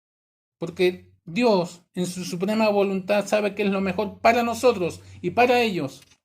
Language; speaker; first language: Spanish; native; Spanish